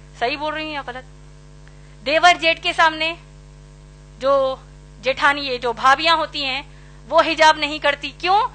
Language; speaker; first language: Urdu; native; Urdu